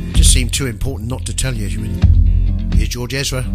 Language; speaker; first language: English; native; English